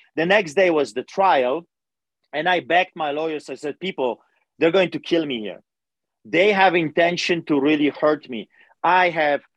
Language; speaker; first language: English; non-native, fluent; Polish